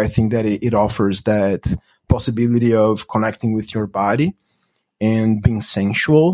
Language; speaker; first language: English; non-native, fluent; Portuguese